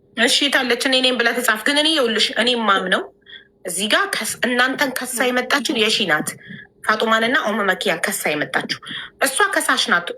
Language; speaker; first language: Amharic; native; Amharic